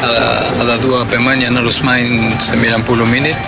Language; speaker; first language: Indonesian; non-native, fluent; Spanish